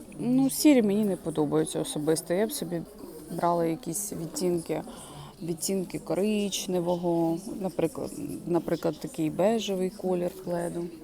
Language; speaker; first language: Ukrainian; native; Ukrainian